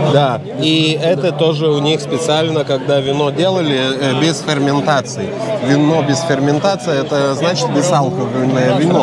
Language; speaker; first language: Russian; non-native, local second language; Lithuanian